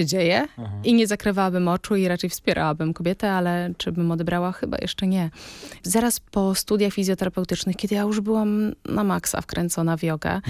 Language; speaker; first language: Polish; native; Polish